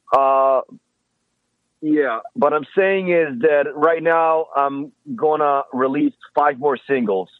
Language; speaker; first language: English; non-native, fluent; Hebrew